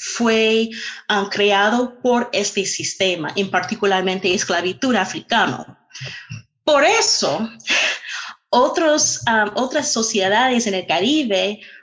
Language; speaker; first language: Spanish; non-native, fluent; English